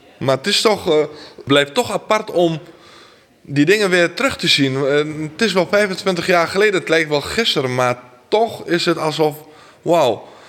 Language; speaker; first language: Dutch; early bilingual, other home language; Armenian